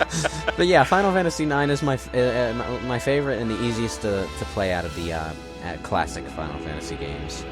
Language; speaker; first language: English; native; English